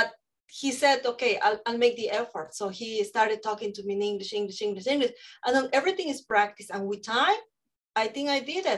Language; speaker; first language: English; non-native, fluent; Spanish